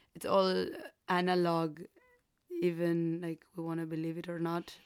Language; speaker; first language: English; non-native, fluent; Spanish